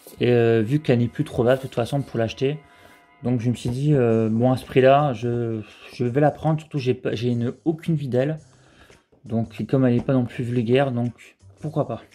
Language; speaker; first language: French; native; French